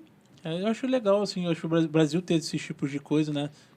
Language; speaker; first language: Portuguese; native; Portuguese